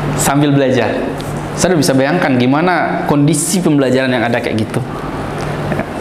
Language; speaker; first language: Indonesian; native; Indonesian